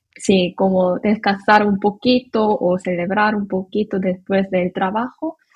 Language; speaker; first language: Spanish; non-native, learner; Korean